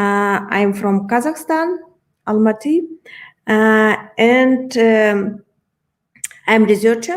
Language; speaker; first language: English; non-native, learner; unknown